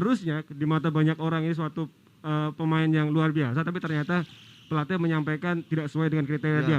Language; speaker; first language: Indonesian; native; Indonesian